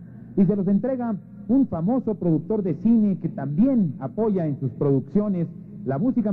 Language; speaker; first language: Spanish; native; Spanish